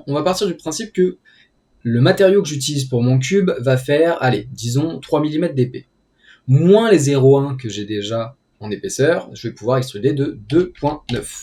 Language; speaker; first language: French; native; French